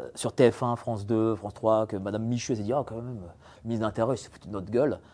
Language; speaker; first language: French; early bilingual, other home language; Polish